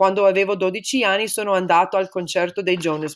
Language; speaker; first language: Italian; non-native, fluent; English